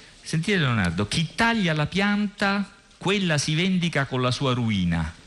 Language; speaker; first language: Italian; native; Italian